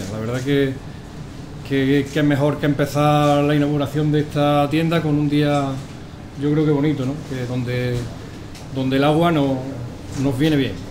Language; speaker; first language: Spanish; native; Spanish